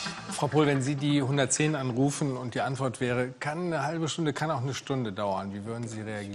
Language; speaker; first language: German; native; German